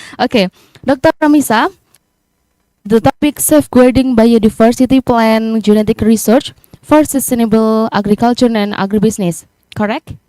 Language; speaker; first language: English; non-native, learner; Indonesian